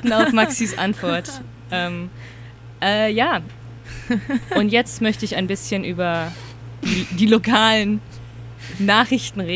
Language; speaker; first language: German; native; German